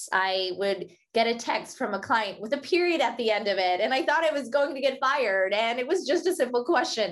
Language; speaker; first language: English; early bilingual, other home language; Hindi